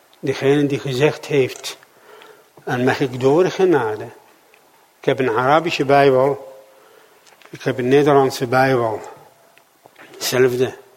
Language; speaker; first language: Dutch; non-native, fluent; Arabic